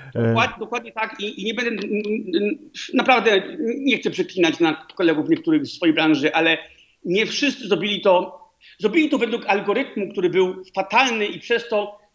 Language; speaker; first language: Polish; early bilingual, heritage; Polish